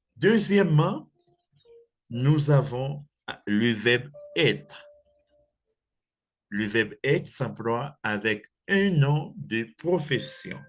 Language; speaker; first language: French; non-native, fluent; Spanish